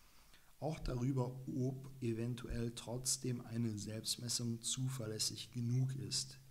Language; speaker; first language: German; native; German